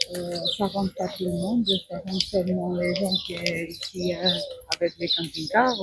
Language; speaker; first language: French; non-native, fluent; Portuguese